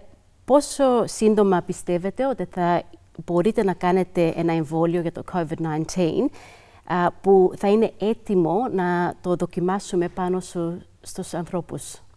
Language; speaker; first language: Greek; early bilingual, other home language; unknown